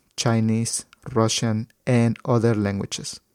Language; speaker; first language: English; non-native, fluent; Spanish